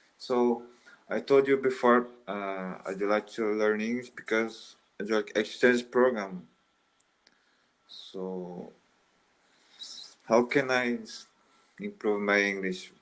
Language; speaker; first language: English; non-native, learner; Portuguese